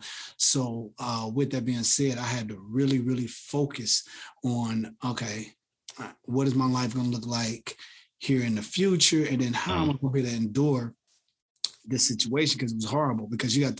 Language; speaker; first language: English; native; English